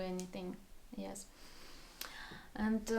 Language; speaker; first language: English; non-native, learner; Russian